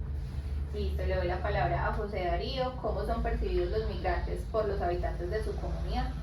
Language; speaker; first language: Spanish; native; Spanish